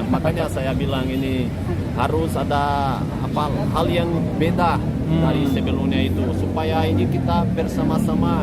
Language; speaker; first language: Indonesian; non-native, fluent; Portuguese